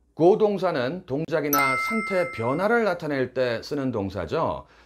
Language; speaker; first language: Korean; native; Korean